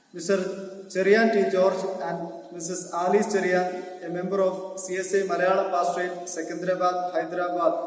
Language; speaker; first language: English; non-native, local second language; Malayalam